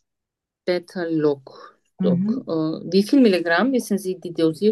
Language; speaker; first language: German; non-native, fluent; Turkish